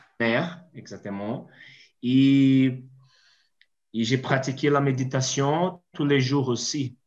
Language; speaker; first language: French; non-native, learner; Portuguese